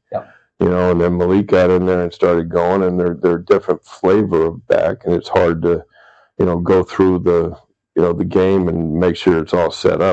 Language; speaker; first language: English; native; English